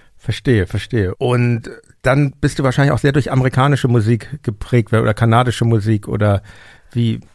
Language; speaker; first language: German; native; German